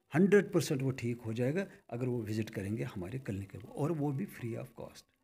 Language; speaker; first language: Hindi; non-native, local second language; Kashmiri